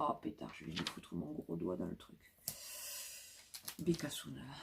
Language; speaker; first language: French; native; French